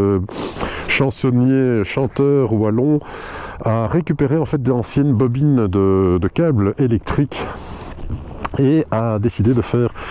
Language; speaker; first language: French; native; French